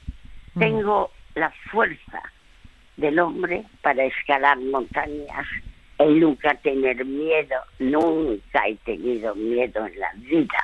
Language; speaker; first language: Spanish; early bilingual, other home language; French